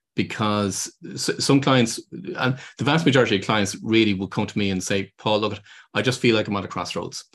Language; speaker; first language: English; native; English